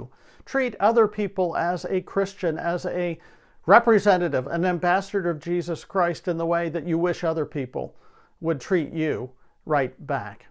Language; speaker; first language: English; native; English